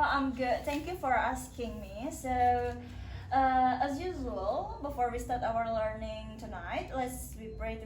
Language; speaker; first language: English; non-native, learner; Indonesian